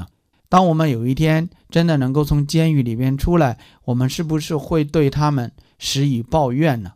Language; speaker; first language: Chinese; native; Chinese